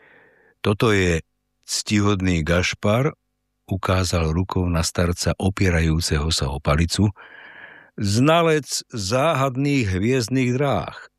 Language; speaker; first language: Slovak; native; Slovak